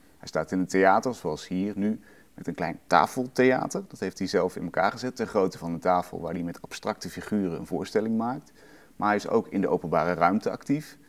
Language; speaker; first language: Dutch; native; Dutch